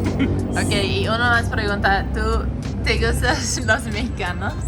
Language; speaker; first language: Spanish; non-native, learner; English